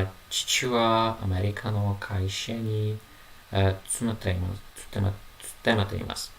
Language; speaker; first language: Japanese; non-native, learner; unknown